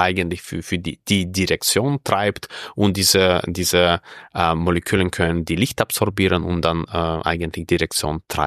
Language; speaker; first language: German; non-native, fluent; Russian